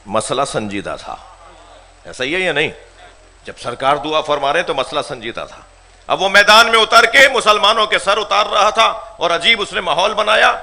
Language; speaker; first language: Urdu; non-native, local second language; Sindhi